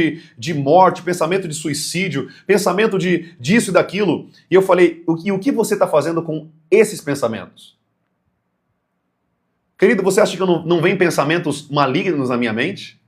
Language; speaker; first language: Portuguese; native; Portuguese